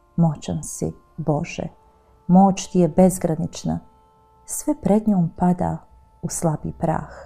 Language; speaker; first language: Croatian; native; Croatian